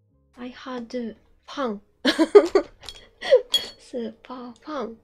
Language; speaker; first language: English; non-native, learner; Japanese